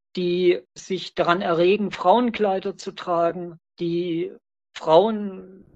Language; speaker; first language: German; native; German